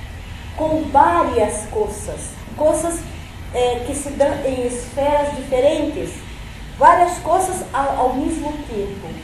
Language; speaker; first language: Spanish; non-native, fluent; Portuguese